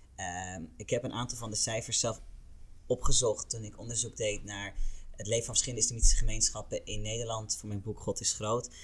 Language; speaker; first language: Dutch; native; Dutch